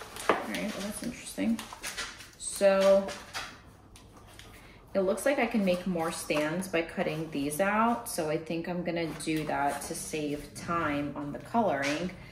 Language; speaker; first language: English; early bilingual, other home language; Russian